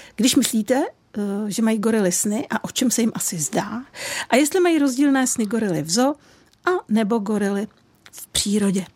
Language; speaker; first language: Czech; native; Czech